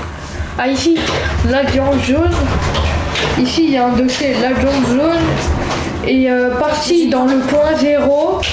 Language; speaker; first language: French; native; French